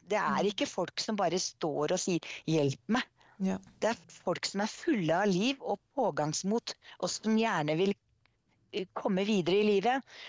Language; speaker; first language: Norwegian; native; Norwegian